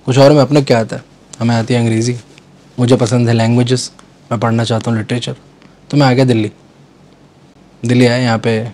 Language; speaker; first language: Hindi; native; Hindi